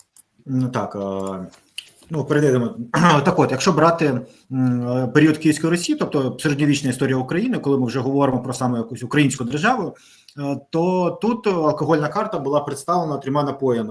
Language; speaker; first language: Ukrainian; native; Ukrainian